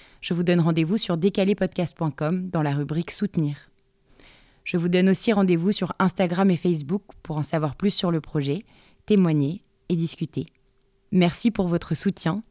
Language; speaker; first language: French; native; French